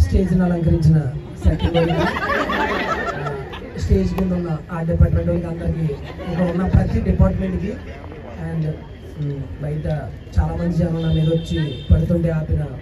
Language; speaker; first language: Telugu; native; Telugu